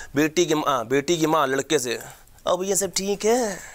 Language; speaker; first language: Hindi; native; Hindi